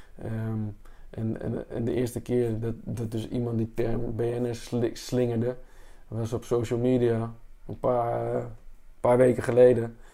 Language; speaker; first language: Dutch; native; Dutch